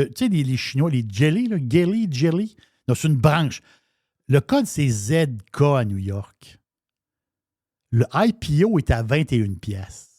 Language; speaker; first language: French; native; French